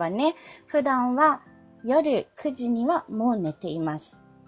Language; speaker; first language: Japanese; non-native, fluent; Filipino